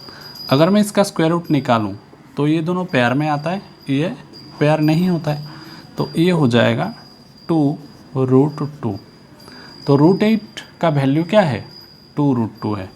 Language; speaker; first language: Hindi; non-native, local second language; Odia